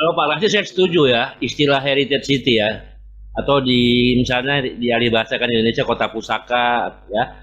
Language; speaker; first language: Indonesian; native; Indonesian